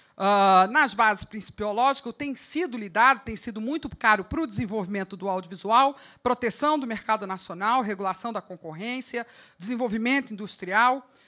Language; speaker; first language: Portuguese; native; Portuguese